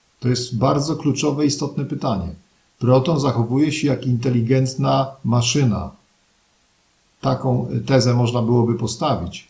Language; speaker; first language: Polish; native; Polish